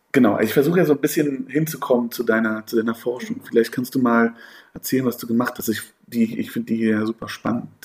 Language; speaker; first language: German; native; German